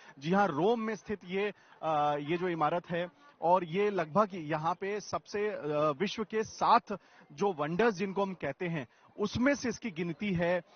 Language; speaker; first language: Hindi; native; Hindi